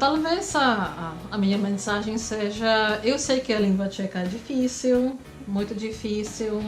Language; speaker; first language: Portuguese; non-native, fluent; Czech